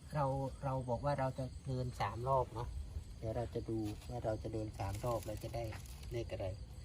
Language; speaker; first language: Thai; non-native, local second language; Northern Khmer